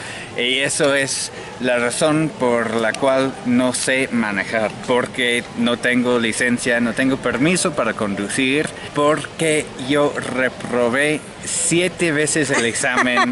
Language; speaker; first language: Spanish; non-native, fluent; English